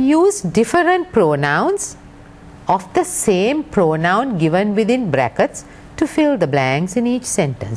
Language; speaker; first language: English; non-native, local second language; Sinhala